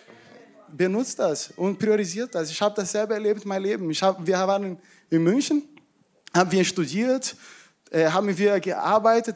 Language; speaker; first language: German; non-native, fluent; Portuguese